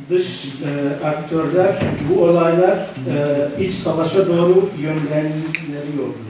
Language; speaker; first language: Turkish; non-native, fluent; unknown